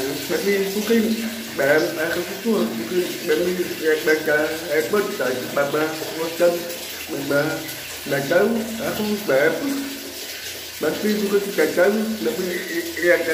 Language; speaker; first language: Indonesian; non-native, learner; Vietnamese